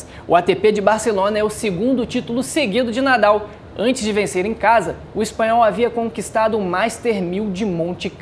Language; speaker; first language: Portuguese; native; Portuguese